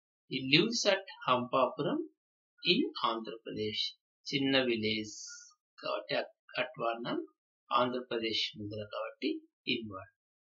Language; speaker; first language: English; non-native, local second language; Telugu